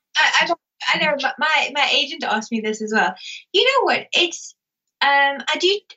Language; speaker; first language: English; native; English